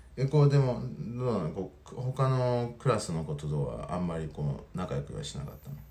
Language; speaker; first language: Japanese; non-native, fluent; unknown